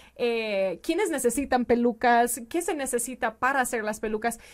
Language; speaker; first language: Spanish; non-native, fluent; English